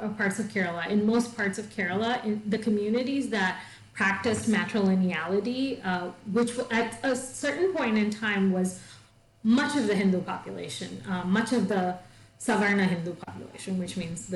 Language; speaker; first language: English; non-native, local second language; Malayalam